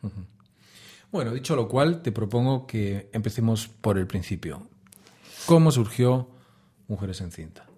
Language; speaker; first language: Spanish; native; Spanish